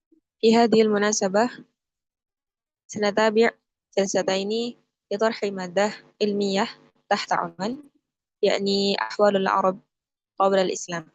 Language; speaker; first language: Arabic; non-native, learner; Indonesian